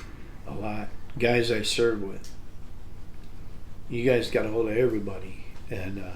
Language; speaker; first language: English; native; English